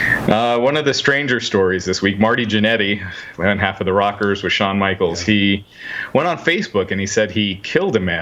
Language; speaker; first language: English; native; English